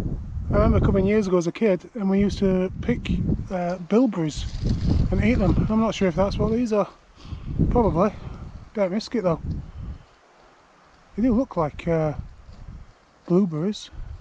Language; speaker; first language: English; native; English